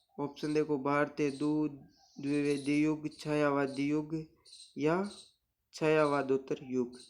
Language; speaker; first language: Hindi; native; Hindi